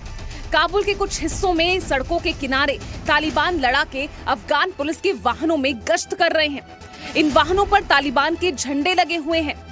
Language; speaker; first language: Hindi; native; Hindi